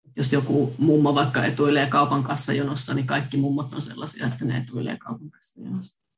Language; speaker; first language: Finnish; native; Finnish